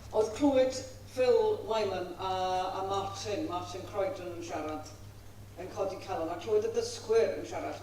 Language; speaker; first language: Welsh; non-native, fluent; English